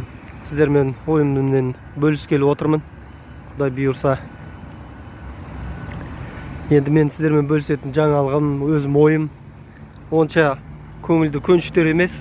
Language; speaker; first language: Kazakh; native; Kazakh